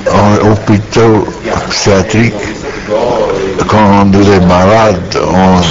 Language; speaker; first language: French; non-native, learner; Romanian